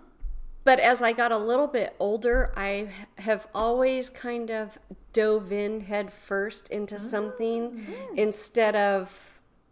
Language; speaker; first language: English; native; English